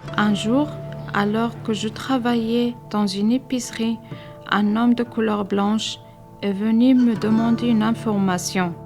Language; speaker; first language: French; non-native, learner; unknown